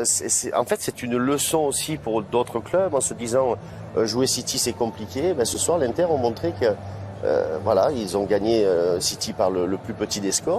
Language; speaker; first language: French; native; French